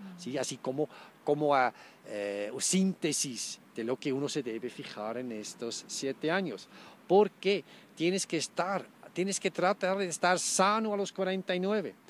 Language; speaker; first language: Spanish; non-native, fluent; German